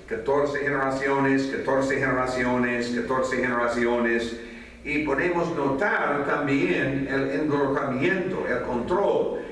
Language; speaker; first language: Spanish; non-native, fluent; English